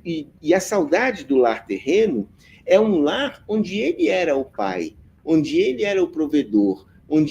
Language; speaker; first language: Portuguese; native; Portuguese